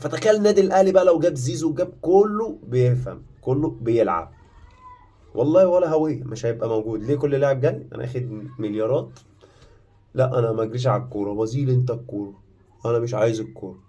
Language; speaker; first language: Arabic; native; Arabic